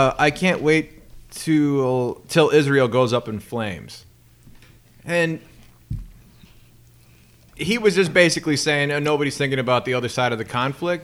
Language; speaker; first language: English; native; English